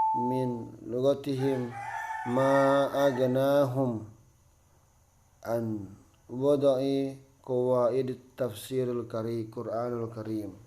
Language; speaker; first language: Arabic; non-native, fluent; Indonesian